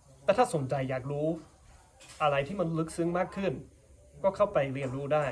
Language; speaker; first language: Thai; non-native, fluent; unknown